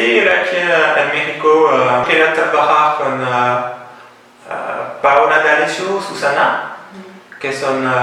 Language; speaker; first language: Spanish; non-native, fluent; French